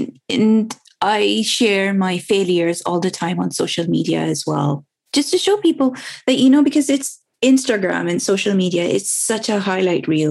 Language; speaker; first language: English; non-native, local second language; Urdu